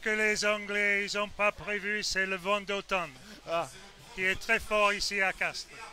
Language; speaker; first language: French; non-native, fluent; English